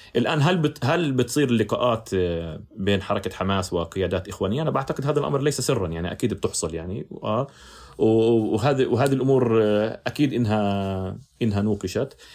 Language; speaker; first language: Arabic; native; Arabic